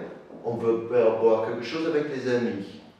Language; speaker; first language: French; non-native, learner; English